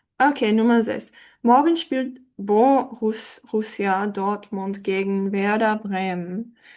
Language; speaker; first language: German; non-native, fluent; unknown